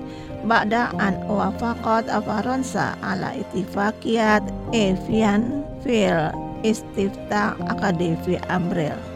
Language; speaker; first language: Arabic; non-native, fluent; Indonesian